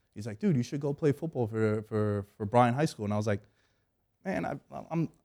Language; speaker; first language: English; early bilingual, other home language; Greek